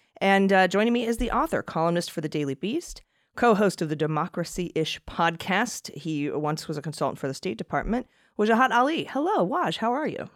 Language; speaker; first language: English; native; English